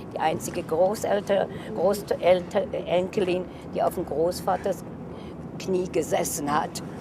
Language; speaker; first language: German; early bilingual, heritage; German